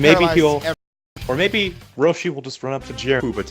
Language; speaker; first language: English; native; English